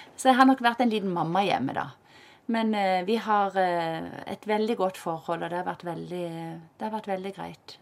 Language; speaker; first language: Norwegian; native; Norwegian